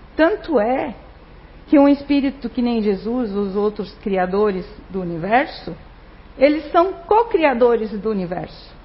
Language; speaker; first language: Portuguese; non-native, fluent; Spanish